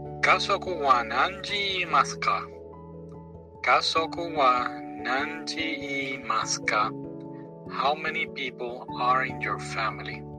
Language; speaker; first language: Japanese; non-native, learner; English